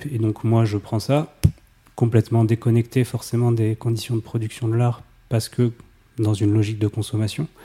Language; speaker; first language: French; native; French